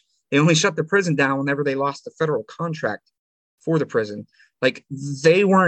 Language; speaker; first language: English; native; English